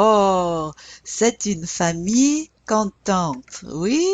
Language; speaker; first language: French; non-native, fluent; English